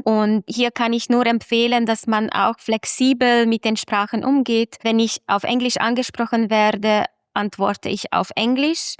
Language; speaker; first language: German; non-native, fluent; Hungarian